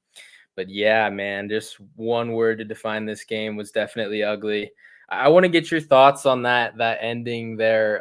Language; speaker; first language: English; native; English